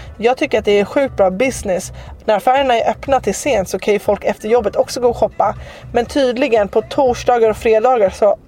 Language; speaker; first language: Swedish; native; Swedish